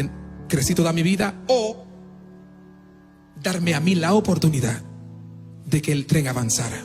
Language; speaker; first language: Spanish; non-native, fluent; Haitian Creole